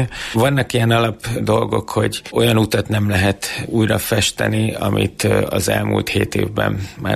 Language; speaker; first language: Hungarian; native; Hungarian